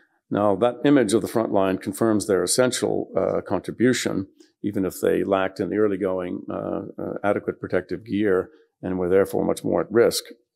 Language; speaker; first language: English; native; English